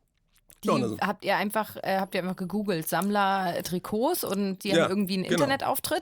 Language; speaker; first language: German; native; German